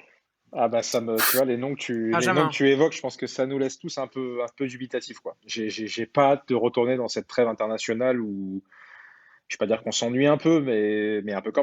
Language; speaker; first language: French; native; French